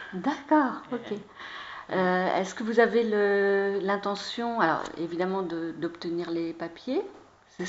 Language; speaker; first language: French; native; French